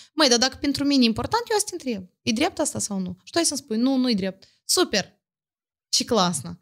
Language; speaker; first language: Romanian; native; Romanian